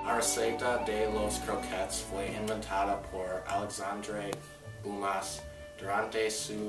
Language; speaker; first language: Spanish; non-native, learner; English